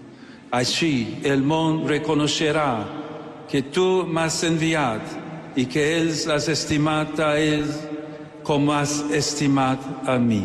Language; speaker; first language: Catalan; non-native, learner; English